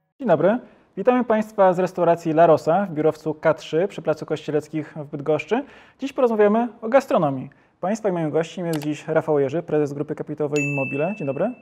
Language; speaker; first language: Polish; native; Polish